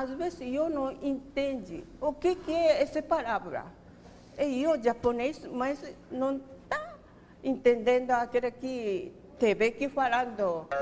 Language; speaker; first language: Portuguese; non-native, learner; Japanese